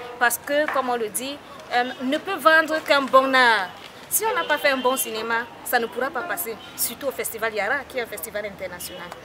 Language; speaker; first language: French; non-native, local second language; Fula